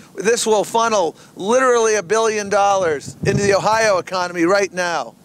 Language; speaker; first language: English; native; English